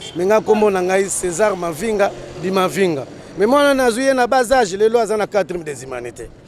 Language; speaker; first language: Lingala; non-native, local second language; Kongo